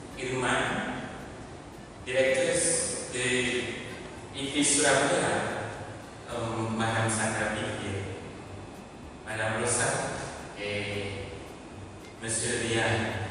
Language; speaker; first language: French; non-native, learner; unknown